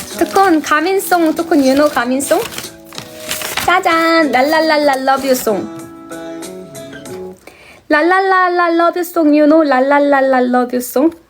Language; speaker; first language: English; non-native, learner; Korean